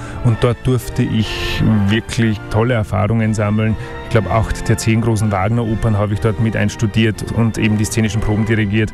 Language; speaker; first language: German; native; German